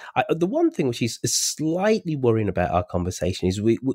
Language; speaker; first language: English; native; English